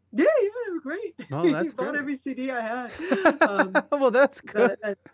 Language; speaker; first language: English; early bilingual, other home language; Spanish